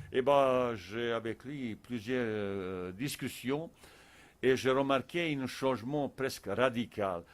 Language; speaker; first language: French; non-native, fluent; Bosnian